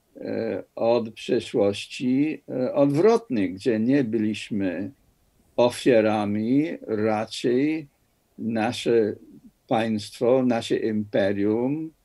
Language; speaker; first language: Polish; non-native, fluent; English